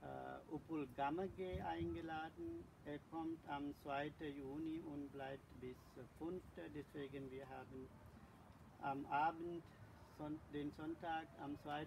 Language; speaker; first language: German; non-native, learner; Sinhala